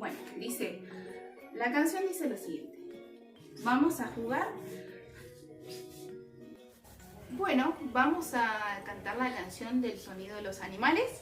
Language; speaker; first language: Spanish; native; Spanish